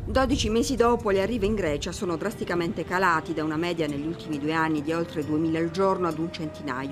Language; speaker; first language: Italian; native; Italian